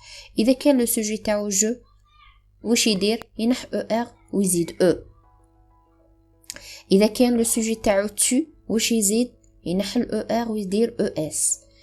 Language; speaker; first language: Arabic; native; Arabic